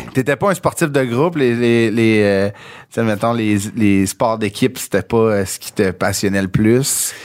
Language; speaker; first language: French; native; French